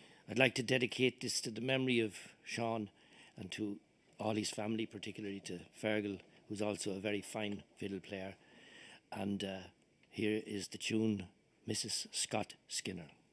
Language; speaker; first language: English; native; English